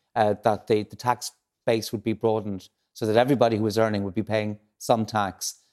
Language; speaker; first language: English; native; English